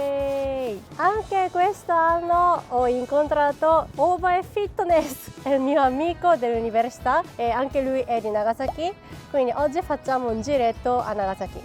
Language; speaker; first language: Italian; non-native, fluent; Japanese